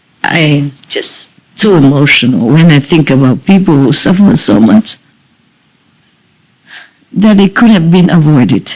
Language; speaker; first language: English; non-native, fluent; Vietnamese